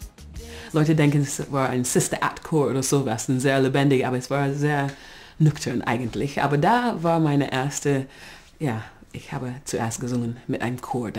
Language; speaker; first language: German; non-native, fluent; English